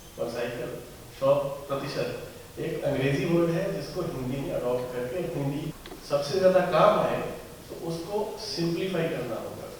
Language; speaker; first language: Hindi; native; Hindi